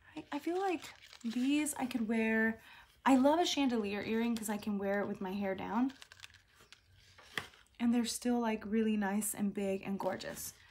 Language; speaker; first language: English; early bilingual, other home language; Spanish